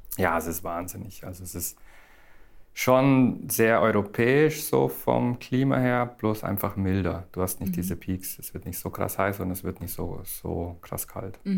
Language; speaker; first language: German; native; German